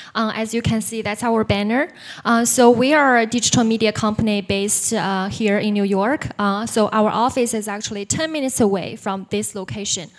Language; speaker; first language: English; non-native, fluent; Chinese